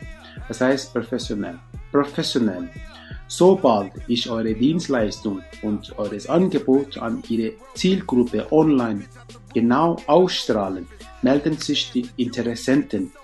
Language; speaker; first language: German; non-native, learner; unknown